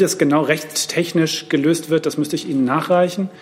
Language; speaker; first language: German; native; German